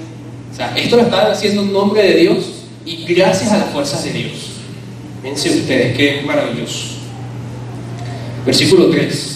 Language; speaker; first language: Spanish; native; Spanish